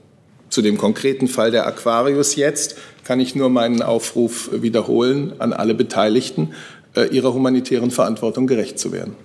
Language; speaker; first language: German; native; German